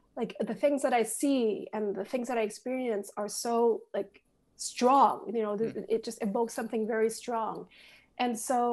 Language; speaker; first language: English; native; English